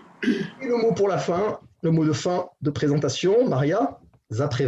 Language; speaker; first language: French; native; French